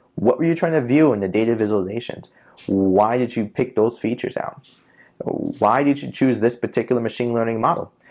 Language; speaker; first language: English; native; English